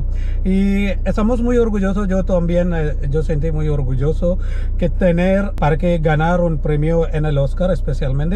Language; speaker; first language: Spanish; non-native, learner; Malayalam